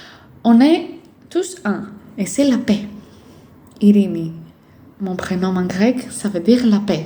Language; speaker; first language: French; non-native, fluent; Greek